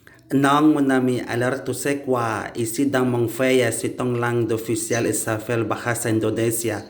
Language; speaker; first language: French; non-native, learner; Indonesian